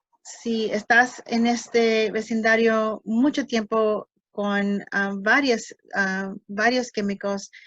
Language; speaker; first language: Spanish; early bilingual, heritage; English